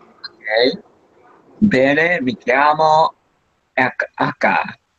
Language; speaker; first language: Italian; non-native, learner; Japanese